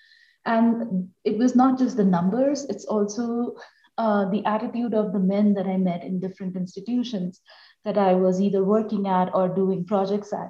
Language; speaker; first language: English; non-native, local second language; Bangla